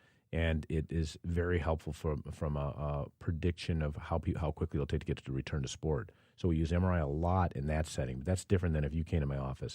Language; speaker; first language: English; native; English